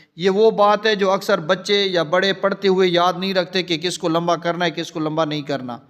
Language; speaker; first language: Urdu; non-native, local second language; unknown